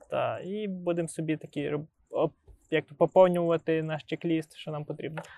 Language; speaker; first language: Ukrainian; native; Ukrainian